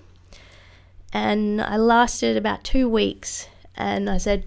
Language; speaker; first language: English; native; English